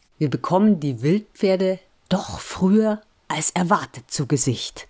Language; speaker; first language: German; native; German